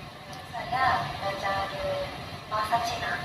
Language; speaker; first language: Indonesian; non-native, learner; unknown